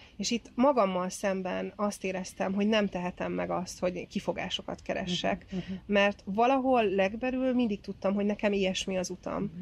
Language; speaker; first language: Hungarian; native; Hungarian